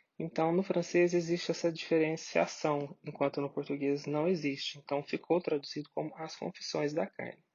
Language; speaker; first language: Portuguese; native; Portuguese